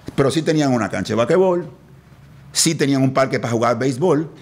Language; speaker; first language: Spanish; native; Spanish